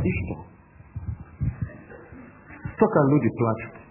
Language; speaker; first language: Russian; non-native, learner; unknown